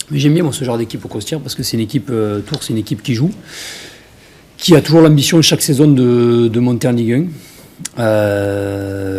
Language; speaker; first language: French; native; French